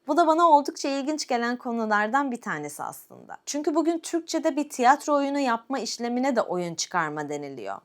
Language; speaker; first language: Turkish; native; Turkish